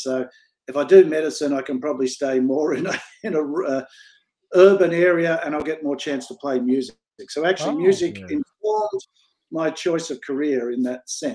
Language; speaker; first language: English; native; English